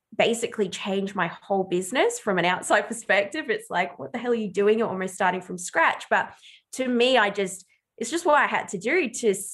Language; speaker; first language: English; native; English